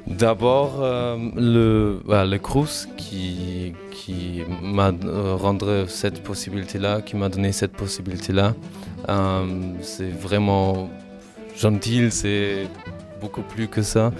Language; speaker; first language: French; non-native, fluent; German